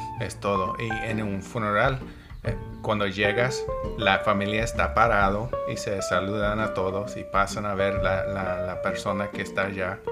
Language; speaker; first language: Spanish; non-native, learner; English